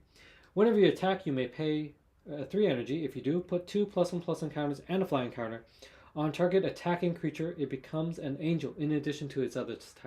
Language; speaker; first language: English; native; English